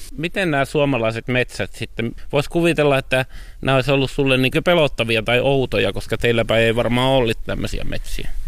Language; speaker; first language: Finnish; native; Finnish